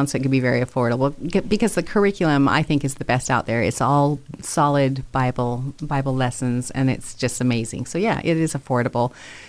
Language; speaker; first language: English; native; English